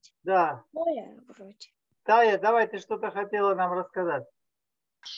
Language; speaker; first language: Russian; native; Russian